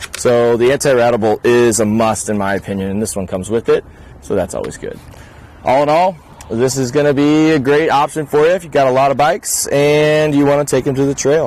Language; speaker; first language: English; native; English